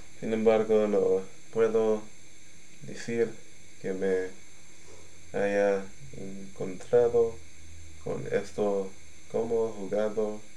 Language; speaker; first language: Spanish; non-native, learner; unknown